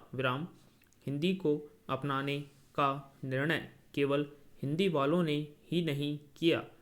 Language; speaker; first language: Hindi; native; Hindi